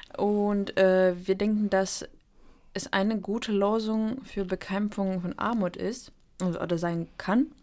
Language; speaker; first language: German; non-native, fluent; Ukrainian